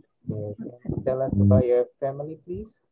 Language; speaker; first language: English; non-native, fluent; Indonesian